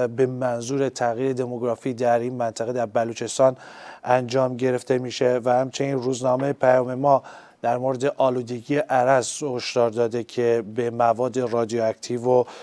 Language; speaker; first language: Persian; non-native, local second language; Central Kurdish